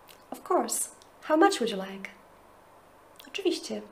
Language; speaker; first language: English; non-native, fluent; Polish